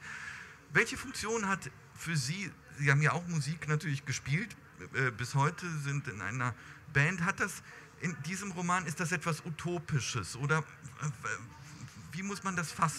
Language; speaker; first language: German; native; German